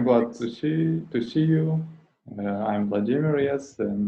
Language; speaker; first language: English; non-native, learner; Russian